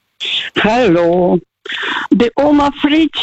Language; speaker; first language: German; non-native, fluent; Russian